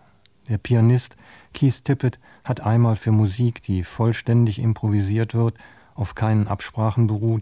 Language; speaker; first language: German; native; German